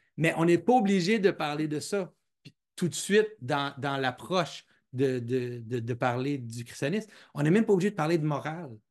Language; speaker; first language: French; native; French